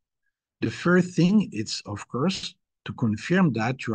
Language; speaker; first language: English; non-native, fluent; French